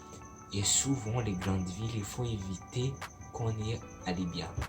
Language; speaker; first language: French; non-native, local second language; Malagasy